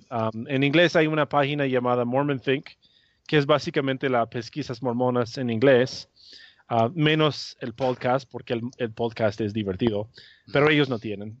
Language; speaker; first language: Spanish; non-native, fluent; English